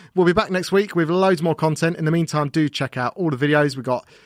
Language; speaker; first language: English; native; English